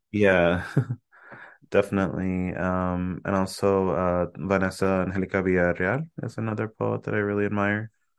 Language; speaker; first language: English; early bilingual, other home language; Spanish